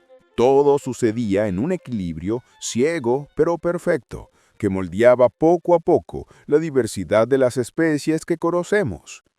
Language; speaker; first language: Spanish; native; Spanish